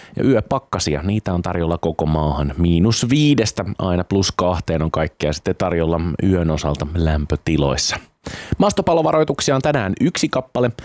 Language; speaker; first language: Finnish; native; Finnish